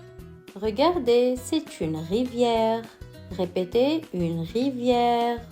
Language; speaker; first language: French; non-native, local second language; Arabic